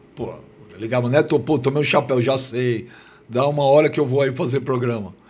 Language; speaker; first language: Portuguese; native; Portuguese